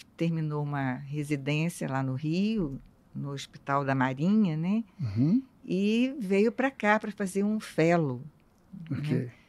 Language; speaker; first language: Portuguese; native; Portuguese